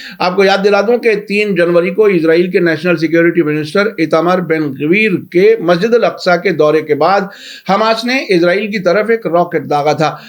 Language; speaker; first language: Urdu; native; Urdu